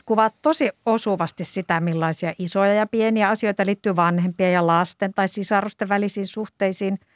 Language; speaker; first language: Finnish; native; Finnish